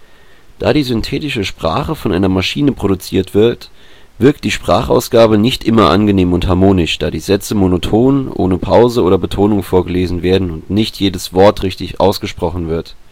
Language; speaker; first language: German; native; German